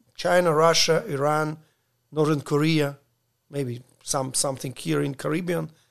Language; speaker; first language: English; non-native, learner; Ukrainian